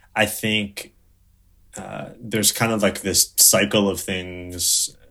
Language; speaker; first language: English; native; English